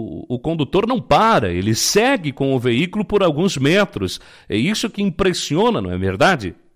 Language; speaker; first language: Portuguese; native; Portuguese